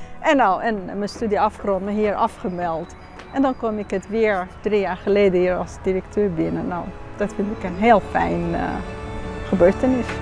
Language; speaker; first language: Dutch; non-native, fluent; Persian